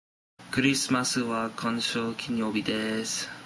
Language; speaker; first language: Japanese; non-native, learner; English